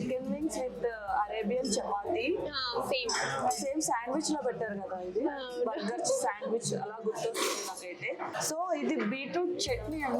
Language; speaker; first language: Telugu; native; Telugu